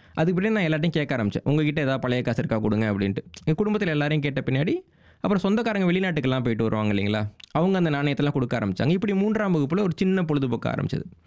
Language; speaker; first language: Tamil; native; Tamil